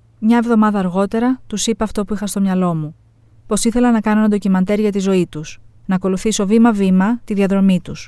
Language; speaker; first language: Greek; native; Greek